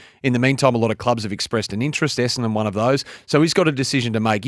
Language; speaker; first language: English; native; English